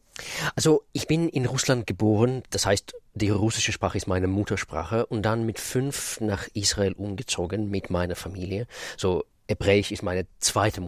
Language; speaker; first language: German; non-native, fluent; Russian